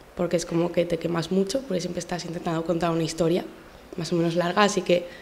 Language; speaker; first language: Spanish; native; Spanish